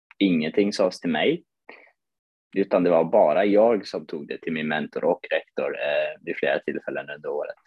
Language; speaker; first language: Swedish; early bilingual, other home language; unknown